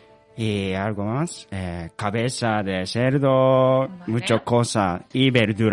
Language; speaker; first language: Spanish; non-native, learner; Japanese